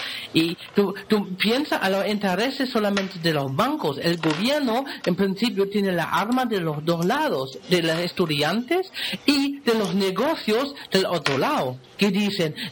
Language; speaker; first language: Spanish; non-native, fluent; German